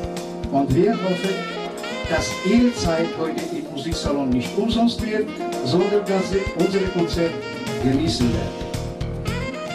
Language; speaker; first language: German; non-native, fluent; Georgian